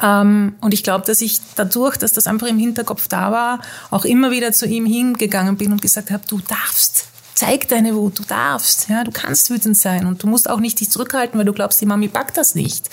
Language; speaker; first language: German; early bilingual, heritage; German